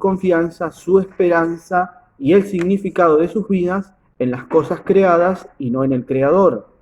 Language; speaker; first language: Spanish; native; Spanish